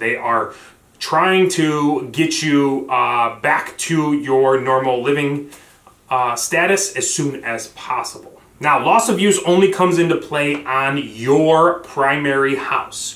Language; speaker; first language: English; native; English